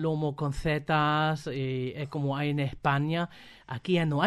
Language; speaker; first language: Spanish; non-native, fluent; German